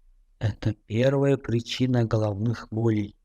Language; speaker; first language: Russian; non-native, fluent; Tajik